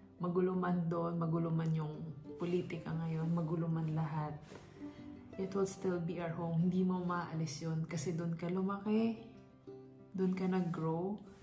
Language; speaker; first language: Filipino; native; Filipino